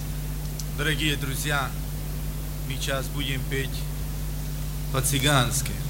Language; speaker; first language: Russian; non-native, local second language; Romany